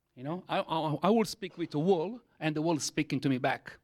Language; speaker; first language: English; non-native, learner; Italian